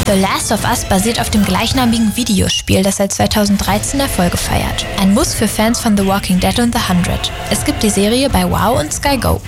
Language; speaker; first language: German; native; German